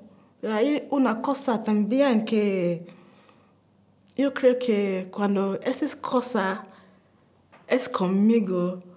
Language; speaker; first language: Spanish; non-native, learner; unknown